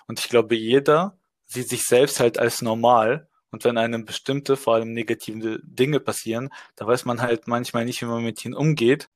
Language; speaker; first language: German; early bilingual, other home language; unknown